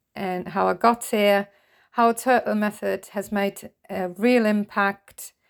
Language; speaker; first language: English; non-native, fluent; German